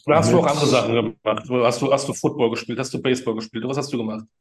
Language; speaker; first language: German; native; German